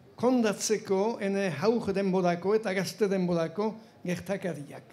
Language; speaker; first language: Basque; native; Basque